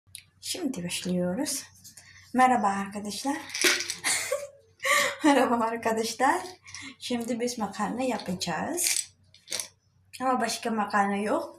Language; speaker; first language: Turkish; non-native, learner; Filipino